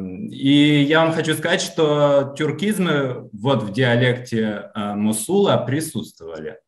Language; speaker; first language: Russian; native; Russian